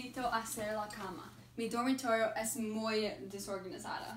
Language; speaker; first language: Spanish; non-native, learner; English